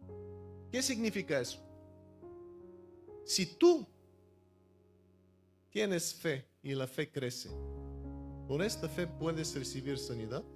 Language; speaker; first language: Spanish; non-native, fluent; Bulgarian